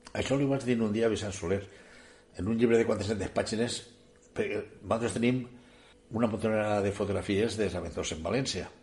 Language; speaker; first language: Catalan; native; Catalan